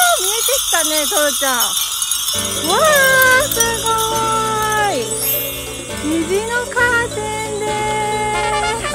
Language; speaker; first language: Japanese; native; Japanese